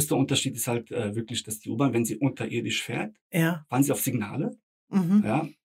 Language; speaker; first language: German; early bilingual, other home language; Bosnian